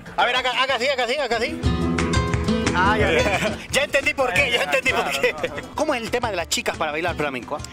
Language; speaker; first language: Spanish; native; Spanish